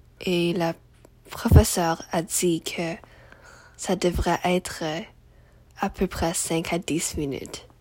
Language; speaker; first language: French; non-native, learner; English